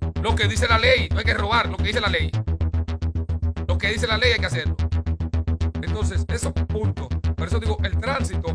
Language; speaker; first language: Spanish; native; Spanish